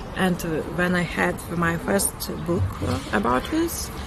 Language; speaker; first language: English; non-native, fluent; Lithuanian